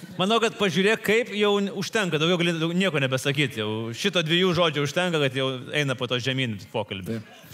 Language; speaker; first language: Lithuanian; native; Lithuanian